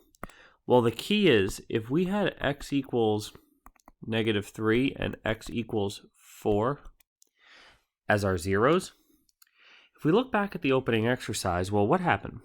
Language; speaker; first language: English; native; English